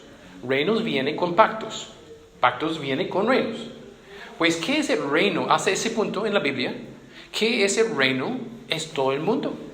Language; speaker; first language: Spanish; non-native, fluent; English